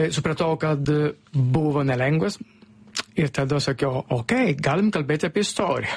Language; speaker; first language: Lithuanian; non-native, learner; Italian